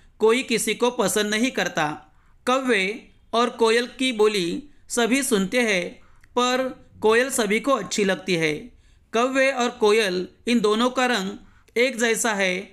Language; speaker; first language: Hindi; non-native, local second language; Marathi